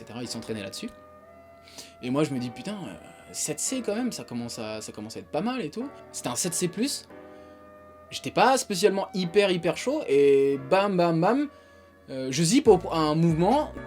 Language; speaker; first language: French; native; French